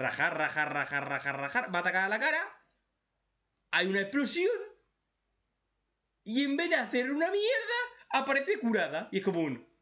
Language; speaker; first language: Spanish; native; Spanish